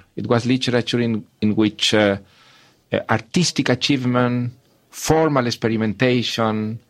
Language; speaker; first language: English; non-native, fluent; Spanish